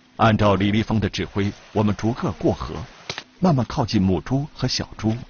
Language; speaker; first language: Chinese; native; Chinese